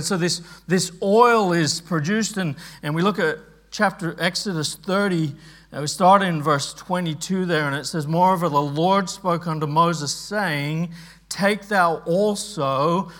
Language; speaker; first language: English; native; English